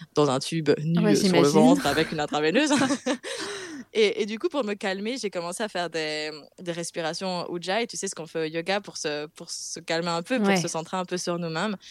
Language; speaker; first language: French; native; French